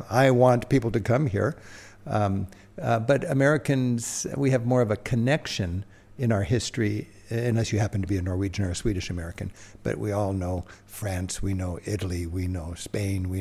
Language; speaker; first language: English; native; English